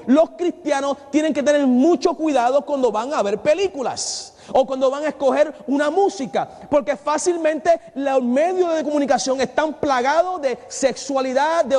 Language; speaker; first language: Spanish; native; Spanish